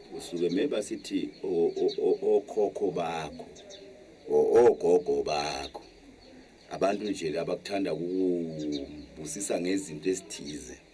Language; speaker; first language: Zulu; native; Zulu